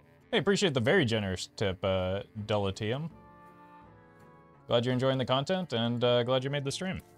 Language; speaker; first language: English; native; English